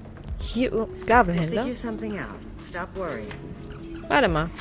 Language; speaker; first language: German; native; German